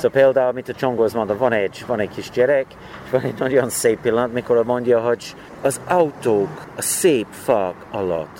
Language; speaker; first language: Hungarian; non-native, learner; English